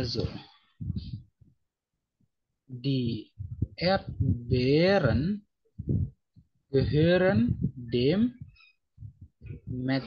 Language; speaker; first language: German; non-native, fluent; Indonesian